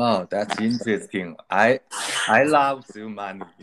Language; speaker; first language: English; non-native, learner; Chinese